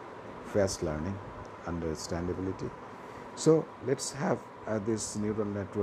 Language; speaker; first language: English; non-native, local second language; Bangla